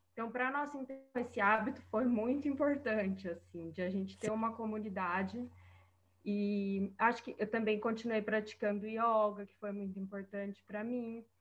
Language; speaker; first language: Portuguese; native; Portuguese